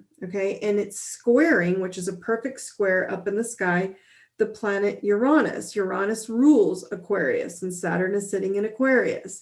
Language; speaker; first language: English; native; English